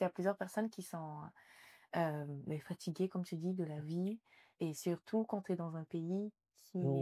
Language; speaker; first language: French; native; French